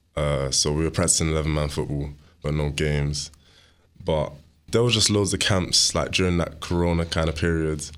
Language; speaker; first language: English; native; English